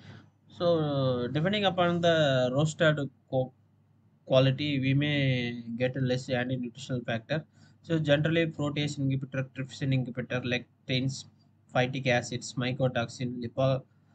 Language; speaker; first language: English; non-native, local second language; Tamil